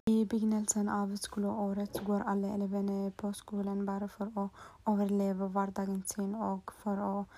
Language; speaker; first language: Swedish; non-native, learner; Norwegian